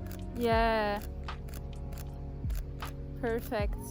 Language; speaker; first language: English; non-native, fluent; French